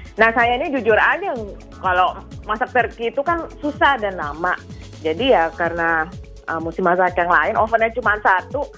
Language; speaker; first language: Indonesian; native; Indonesian